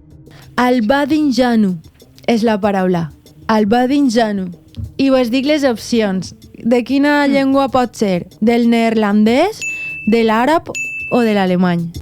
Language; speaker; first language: Catalan; native; Catalan